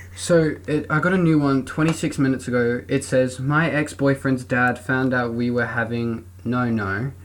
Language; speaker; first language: English; native; English